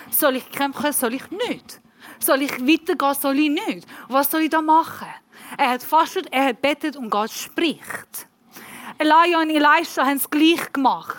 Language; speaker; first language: German; non-native, learner; Persian